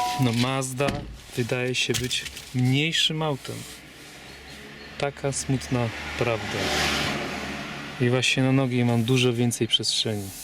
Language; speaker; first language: Polish; native; Polish